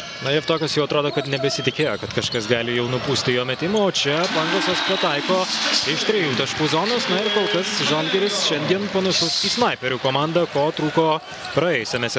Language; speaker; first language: Lithuanian; native; Lithuanian